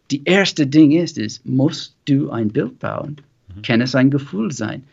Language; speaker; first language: German; non-native, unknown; English